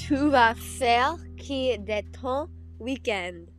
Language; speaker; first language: French; non-native, learner; English